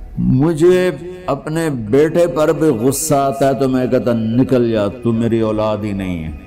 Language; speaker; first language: Urdu; non-native, local second language; Punjabi